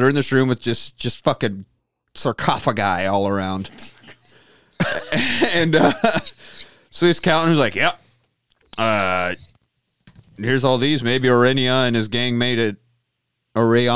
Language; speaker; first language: English; native; English